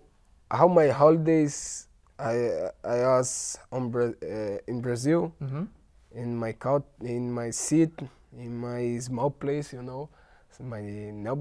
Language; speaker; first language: English; non-native, learner; Portuguese